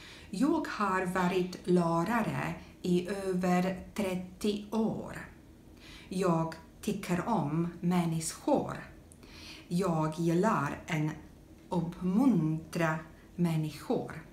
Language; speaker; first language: Swedish; non-native, learner; Slovak